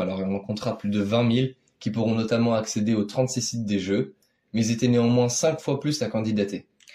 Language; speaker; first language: French; native; French